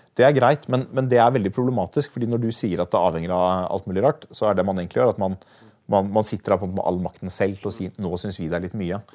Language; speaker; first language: Norwegian; native; Norwegian